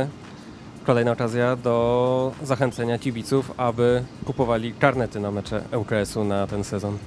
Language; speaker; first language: Polish; native; Polish